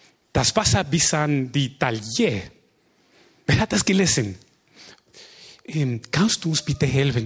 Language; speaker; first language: German; non-native, fluent; Spanish